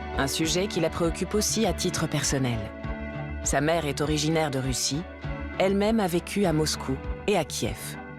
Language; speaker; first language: French; native; French